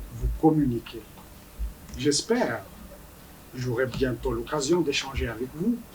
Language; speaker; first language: French; non-native, local second language; Kabyle